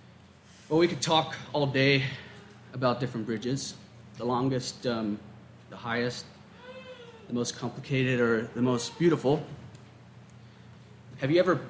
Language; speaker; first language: English; native; English